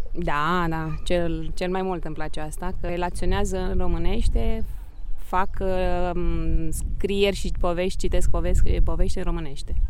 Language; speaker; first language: Romanian; native; Romanian